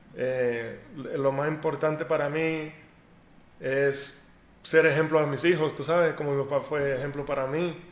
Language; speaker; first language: Spanish; early bilingual, heritage; Spanish